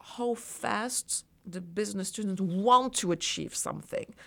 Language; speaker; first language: English; non-native, fluent; French